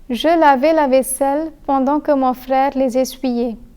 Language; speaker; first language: French; non-native, fluent; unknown